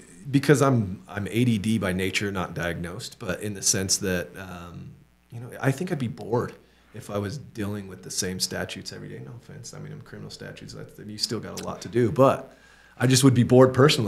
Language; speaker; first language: English; native; English